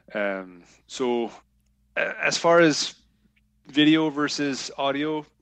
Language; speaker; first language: French; native; French